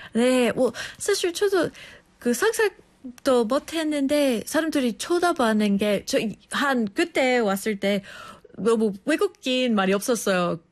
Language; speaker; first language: Korean; non-native, fluent; English